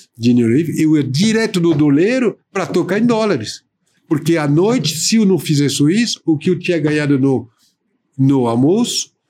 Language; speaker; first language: Portuguese; non-native, fluent; French